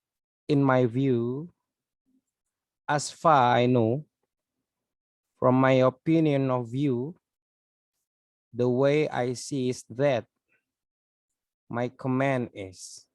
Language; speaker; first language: English; non-native, learner; Indonesian